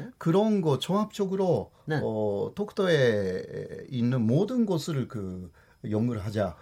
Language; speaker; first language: Korean; non-native, fluent; Japanese